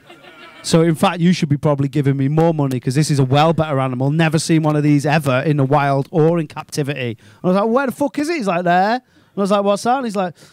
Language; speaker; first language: English; native; English